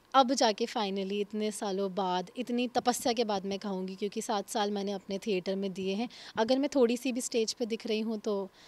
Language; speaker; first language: Hindi; native; Hindi